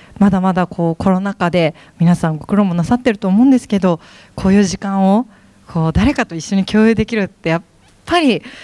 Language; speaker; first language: Japanese; native; Japanese